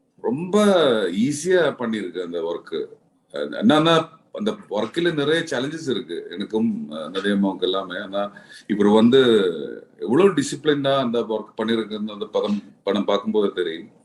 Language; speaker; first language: Tamil; non-native, learner; Malayalam